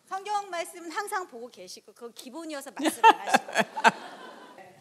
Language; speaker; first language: Korean; native; Korean